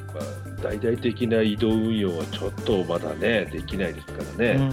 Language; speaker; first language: Japanese; native; Japanese